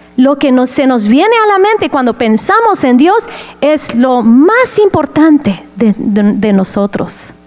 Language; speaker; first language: Spanish; non-native, fluent; English